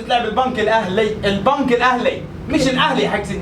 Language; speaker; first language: Arabic; native; Arabic